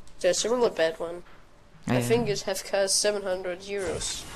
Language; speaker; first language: English; non-native, fluent; Danish